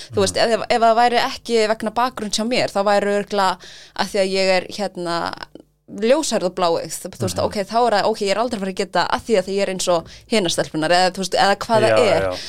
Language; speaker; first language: Icelandic; early bilingual, other home language; Thai